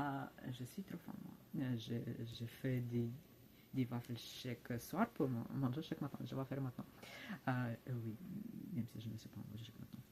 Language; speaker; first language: French; non-native, learner; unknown